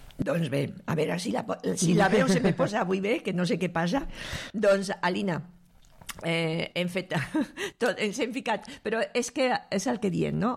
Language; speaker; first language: Catalan; native; Catalan